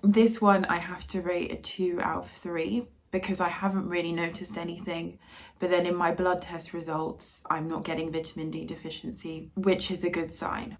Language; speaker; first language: English; native; English